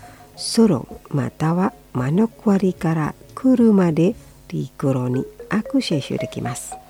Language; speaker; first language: Japanese; non-native, fluent; Indonesian